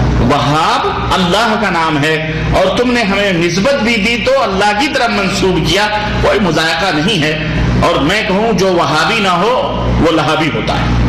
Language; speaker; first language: Urdu; native; Urdu